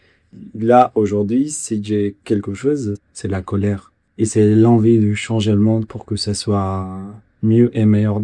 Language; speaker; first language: French; non-native, fluent; Kurdish